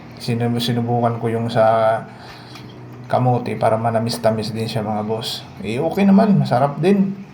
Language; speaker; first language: Filipino; non-native, local second language; Cebuano